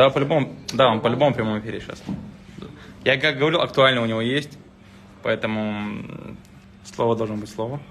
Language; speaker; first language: Russian; native; Russian